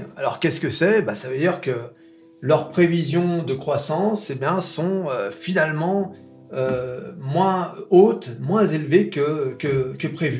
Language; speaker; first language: French; native; French